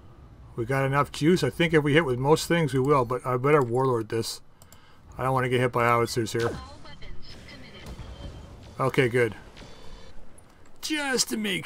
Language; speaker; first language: English; native; English